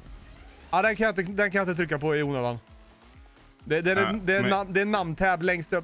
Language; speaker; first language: Swedish; native; Swedish